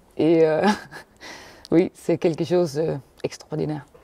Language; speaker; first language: French; non-native, fluent; Danish